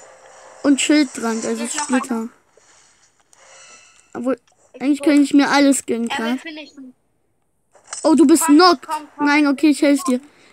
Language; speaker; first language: German; native; German